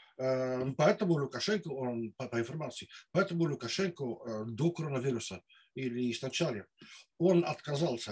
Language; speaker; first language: Russian; non-native, learner; Dutch